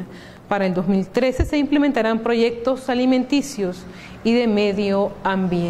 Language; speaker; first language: Spanish; native; Spanish